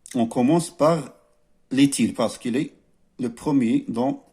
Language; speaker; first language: French; non-native, local second language; Arabic